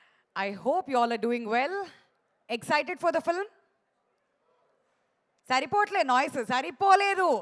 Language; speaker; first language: Telugu; native; Telugu